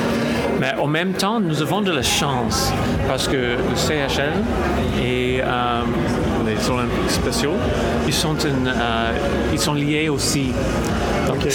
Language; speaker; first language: French; non-native, local second language; English